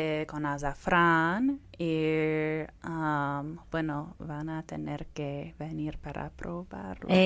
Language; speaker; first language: Spanish; non-native, fluent; English